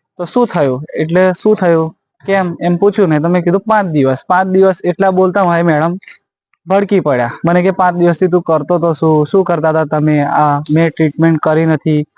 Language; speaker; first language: Gujarati; native; Gujarati